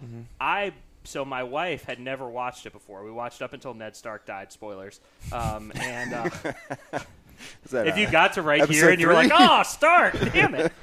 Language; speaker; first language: English; native; English